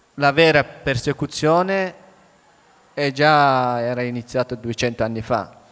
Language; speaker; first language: Italian; early bilingual, other home language; Persian